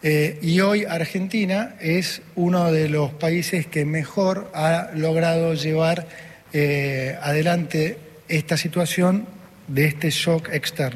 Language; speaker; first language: Spanish; native; Spanish